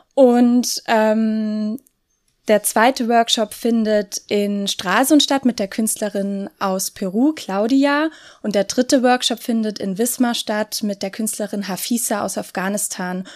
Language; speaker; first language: German; native; German